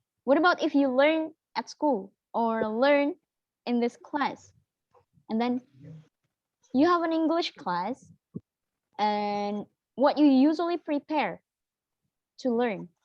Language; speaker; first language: English; non-native, fluent; Indonesian